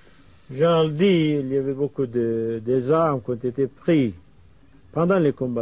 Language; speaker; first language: French; non-native, fluent; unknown